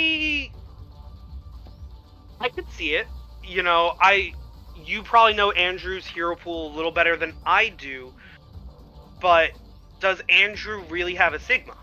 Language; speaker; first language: English; native; English